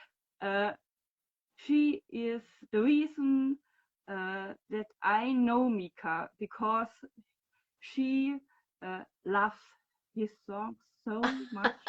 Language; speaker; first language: English; non-native, learner; German